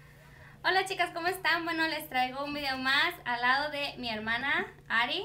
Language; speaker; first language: Spanish; native; Spanish